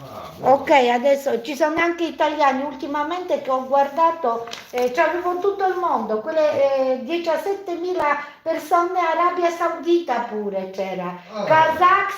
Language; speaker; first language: Italian; non-native, learner; Polish